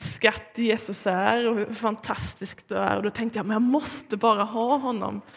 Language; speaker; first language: Swedish; native; Swedish